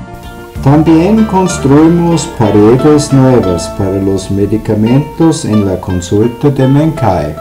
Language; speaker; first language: Spanish; non-native, learner; German